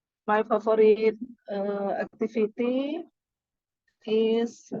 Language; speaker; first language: English; non-native, learner; Indonesian